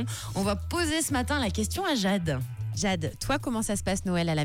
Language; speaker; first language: French; native; French